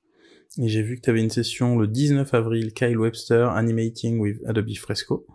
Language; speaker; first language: French; native; French